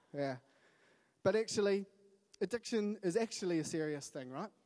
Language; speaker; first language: English; native; English